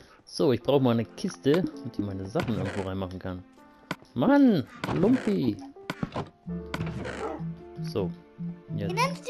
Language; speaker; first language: German; native; German